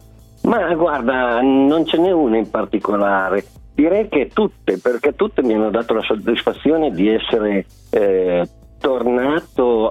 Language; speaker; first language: Italian; native; Italian